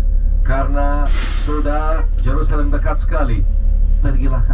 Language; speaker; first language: Indonesian; non-native, fluent; Arabic